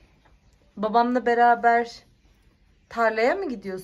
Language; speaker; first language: Turkish; native; Turkish